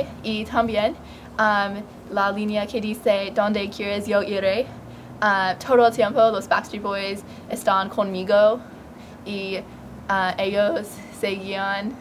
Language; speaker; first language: Spanish; non-native, learner; English